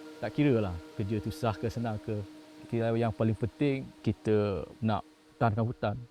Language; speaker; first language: Malay; non-native, local second language; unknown